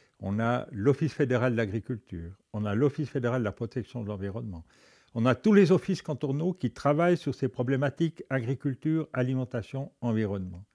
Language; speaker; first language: French; native; French